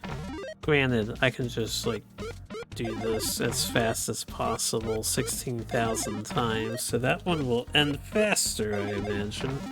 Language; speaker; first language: English; native; English